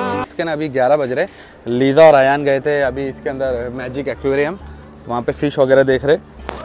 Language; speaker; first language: Hindi; native; Hindi